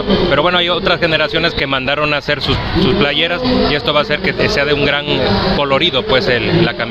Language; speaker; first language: Spanish; native; Spanish